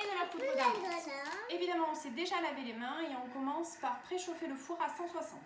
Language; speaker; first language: French; native; French